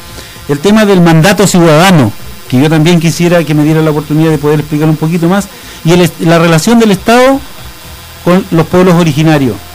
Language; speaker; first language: Spanish; native; Spanish